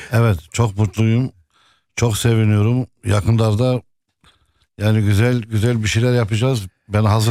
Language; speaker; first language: Turkish; non-native, local second language; Arabic